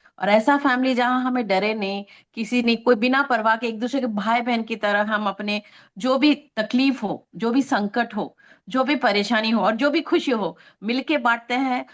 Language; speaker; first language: Hindi; non-native, local second language; Telugu